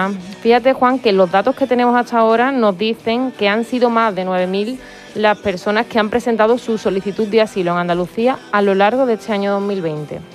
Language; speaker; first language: Spanish; native; Spanish